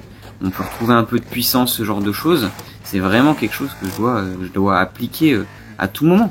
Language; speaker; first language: French; native; French